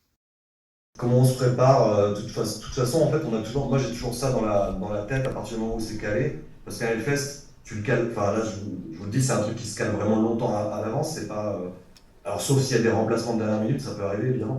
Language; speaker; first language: French; native; French